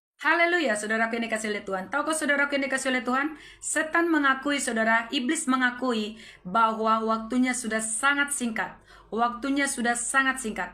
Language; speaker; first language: Malay; native; Malay